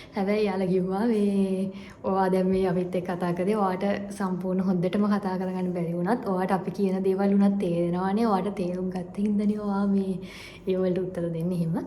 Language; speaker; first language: Sinhala; native; Sinhala